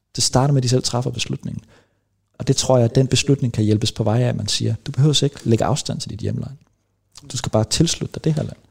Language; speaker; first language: Danish; native; Danish